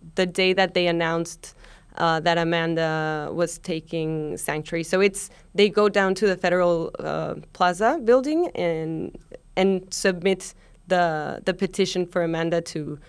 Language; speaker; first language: English; non-native, fluent; Spanish